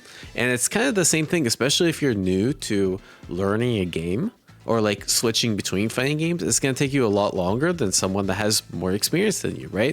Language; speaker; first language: English; native; English